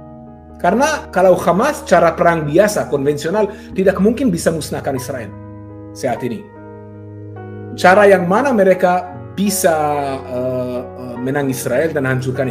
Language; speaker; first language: Indonesian; non-native, fluent; Hebrew